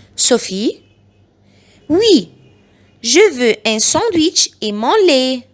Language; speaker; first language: French; non-native, fluent; Arabic